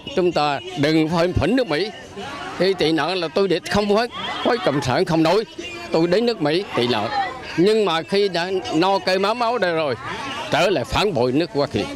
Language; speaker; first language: Vietnamese; native; Vietnamese